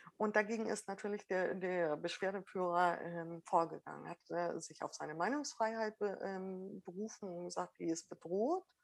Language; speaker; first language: German; early bilingual, other home language; Arabic